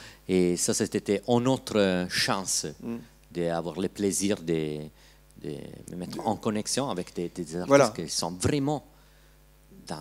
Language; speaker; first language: French; non-native, learner; Italian